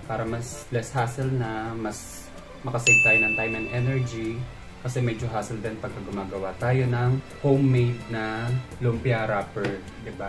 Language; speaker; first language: Filipino; native; Filipino